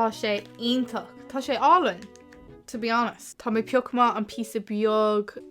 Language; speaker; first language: Irish; non-native, local second language; English